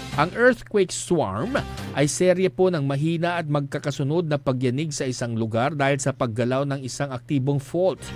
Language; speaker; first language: Filipino; non-native, local second language; Iloko